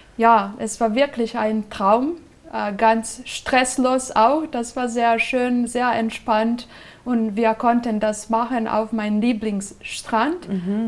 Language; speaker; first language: German; non-native, fluent; Serbian